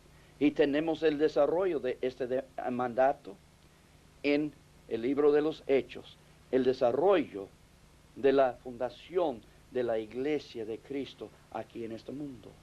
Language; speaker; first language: Spanish; non-native, fluent; English